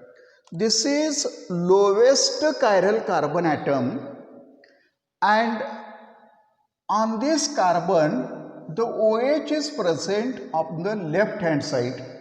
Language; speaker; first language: English; non-native, local second language; Marathi